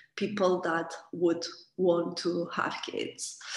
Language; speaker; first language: English; non-native, fluent; Catalan